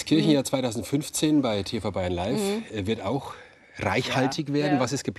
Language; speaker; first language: German; native; German